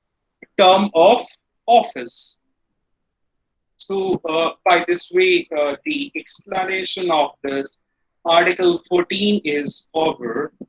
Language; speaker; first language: English; non-native, local second language; Hindi